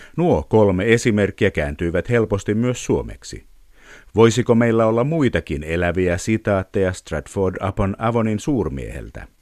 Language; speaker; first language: Finnish; native; Finnish